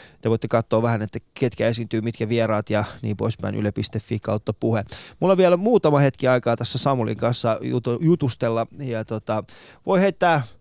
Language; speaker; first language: Finnish; early bilingual, other home language; Persian